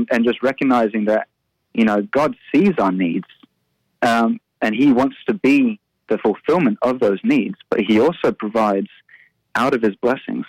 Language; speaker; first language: English; native; English